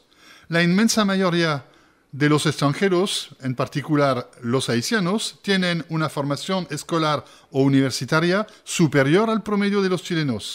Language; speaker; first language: Spanish; native; Spanish